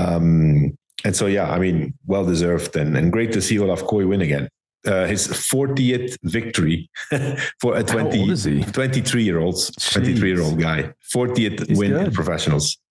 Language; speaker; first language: English; non-native, fluent; Dutch